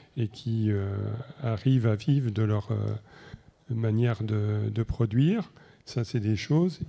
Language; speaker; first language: French; native; French